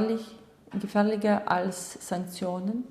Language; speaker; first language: German; non-native, fluent; Russian